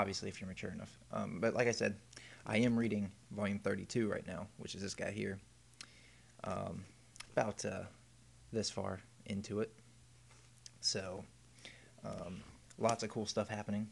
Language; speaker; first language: English; native; English